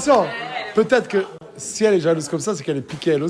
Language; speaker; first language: French; native; French